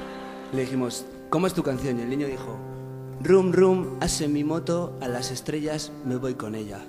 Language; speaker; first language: Spanish; native; Spanish